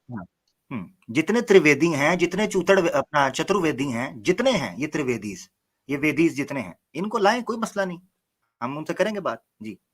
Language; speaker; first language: Urdu; non-native, local second language; Punjabi